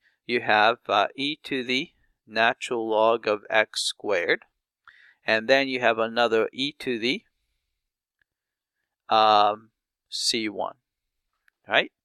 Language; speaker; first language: English; non-native, fluent; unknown